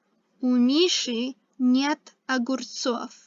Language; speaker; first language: Russian; non-native, fluent; English